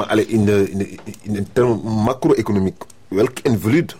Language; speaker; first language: Dutch; non-native, learner; French